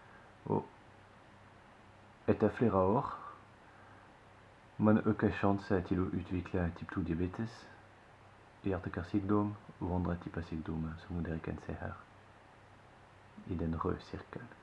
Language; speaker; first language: Norwegian; non-native, fluent; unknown